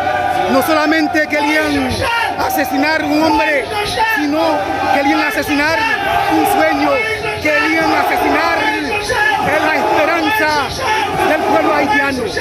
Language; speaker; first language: Spanish; non-native, fluent; Haitian Creole